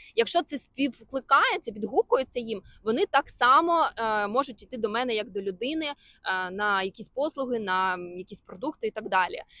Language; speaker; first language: Ukrainian; non-native, local second language; Russian